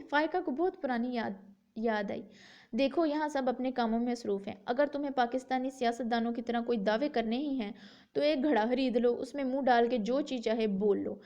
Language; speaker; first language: Urdu; native; Urdu